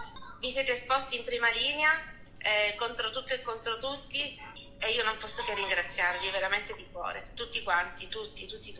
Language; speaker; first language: Italian; native; Italian